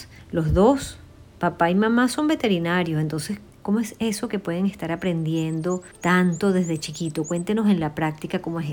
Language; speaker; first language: Spanish; native; Spanish